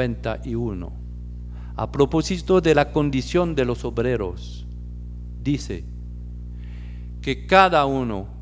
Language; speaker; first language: Spanish; non-native, fluent; French